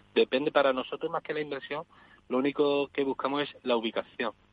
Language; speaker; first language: Spanish; native; Spanish